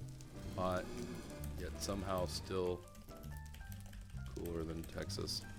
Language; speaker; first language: English; native; English